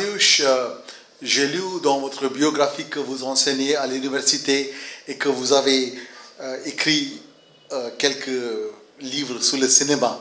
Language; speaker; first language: French; non-native, fluent; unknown